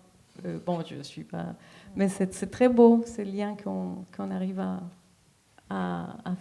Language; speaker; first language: French; non-native, fluent; Spanish